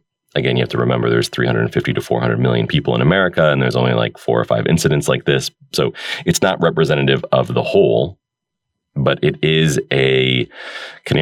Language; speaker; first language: English; native; English